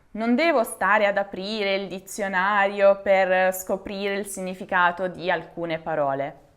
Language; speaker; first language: Italian; native; Italian